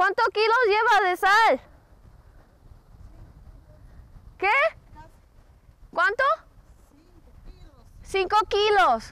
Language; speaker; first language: Spanish; non-native, learner; Korean